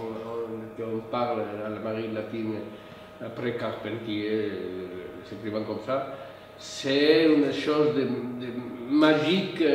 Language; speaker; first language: French; non-native, fluent; Spanish